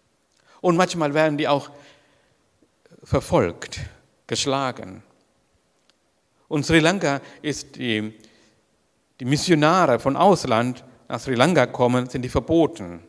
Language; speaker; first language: German; non-native, learner; Sinhala